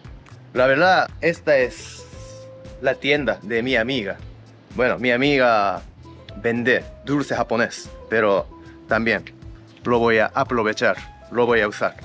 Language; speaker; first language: Spanish; non-native, learner; Japanese